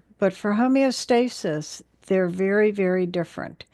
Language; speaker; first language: English; native; English